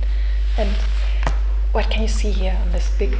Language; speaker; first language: English; non-native, fluent; German